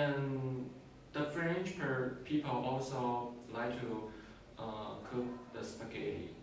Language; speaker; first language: English; non-native, learner; Chinese